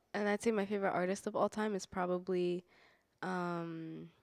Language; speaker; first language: English; native; English